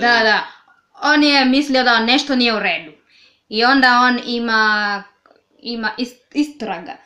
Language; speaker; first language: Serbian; non-native, learner; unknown